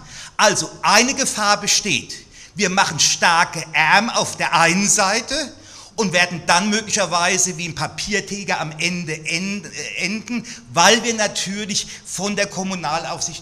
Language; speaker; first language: German; native; German